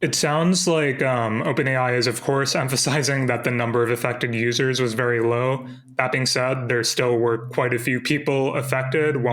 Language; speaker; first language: English; native; English